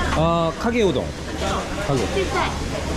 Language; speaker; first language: Korean; native; Korean